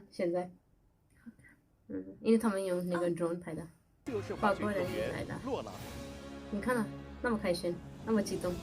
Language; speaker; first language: Chinese; non-native, fluent; Urdu